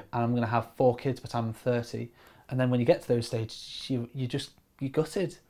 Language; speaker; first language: English; native; English